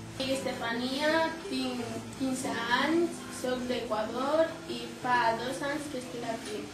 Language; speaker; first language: Catalan; non-native, learner; Spanish